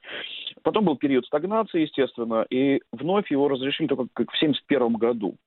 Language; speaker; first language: Russian; native; Russian